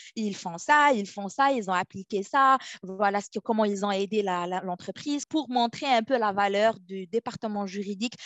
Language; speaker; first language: French; non-native, local second language; Arabic